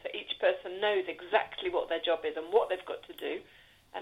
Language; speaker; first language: English; native; English